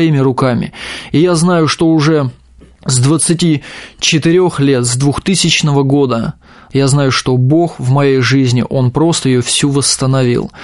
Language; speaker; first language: Russian; native; Russian